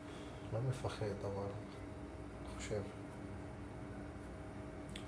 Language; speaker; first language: Hebrew; non-native, local second language; Arabic